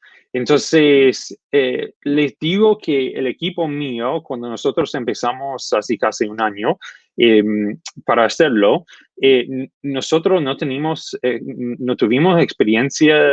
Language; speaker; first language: Spanish; non-native, fluent; English